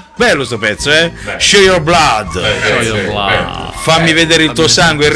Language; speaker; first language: Italian; native; Italian